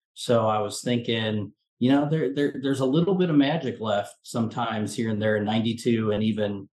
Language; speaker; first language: English; native; English